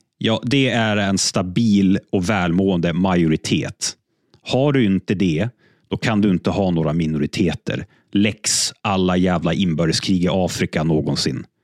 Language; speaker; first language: Swedish; native; Swedish